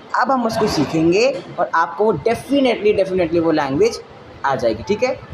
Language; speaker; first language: Hindi; native; Hindi